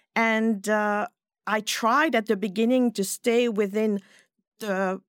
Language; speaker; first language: English; non-native, fluent; French